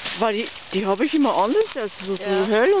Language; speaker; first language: German; native; German